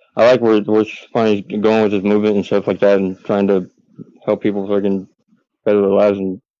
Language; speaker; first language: English; native; English